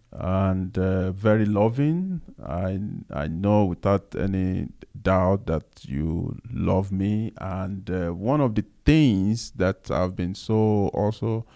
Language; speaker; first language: English; non-native, local second language; Yoruba